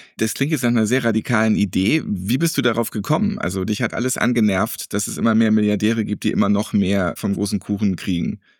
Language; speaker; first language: German; native; German